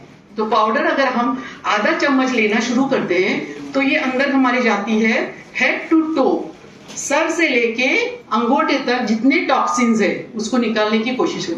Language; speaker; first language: Hindi; native; Hindi